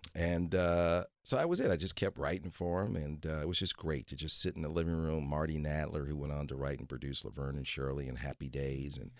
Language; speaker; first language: English; native; English